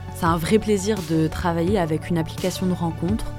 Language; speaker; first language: French; native; French